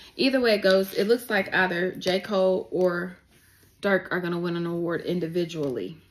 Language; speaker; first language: English; native; English